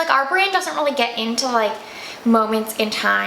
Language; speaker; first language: English; native; English